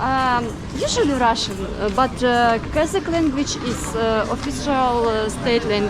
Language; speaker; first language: English; non-native, learner; Russian